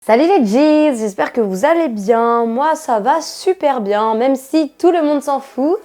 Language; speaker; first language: French; native; French